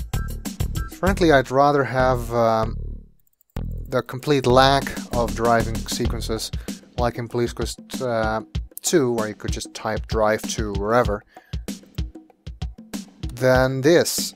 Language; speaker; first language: English; native; English